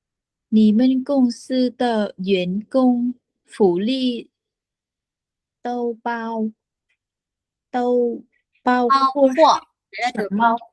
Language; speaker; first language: Chinese; non-native, learner; Vietnamese